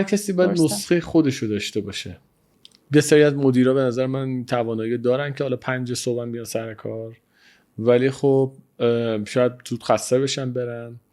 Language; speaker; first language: Persian; native; Persian